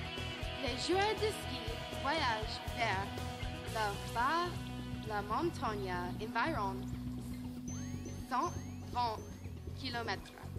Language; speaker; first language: French; non-native, learner; English